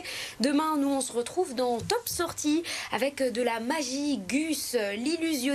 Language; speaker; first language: French; native; French